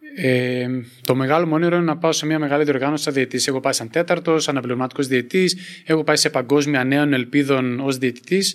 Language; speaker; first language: Greek; native; Greek